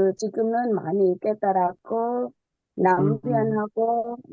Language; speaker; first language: Korean; non-native, learner; Thai